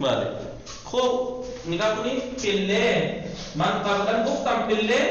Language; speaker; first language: Persian; non-native, fluent; Urdu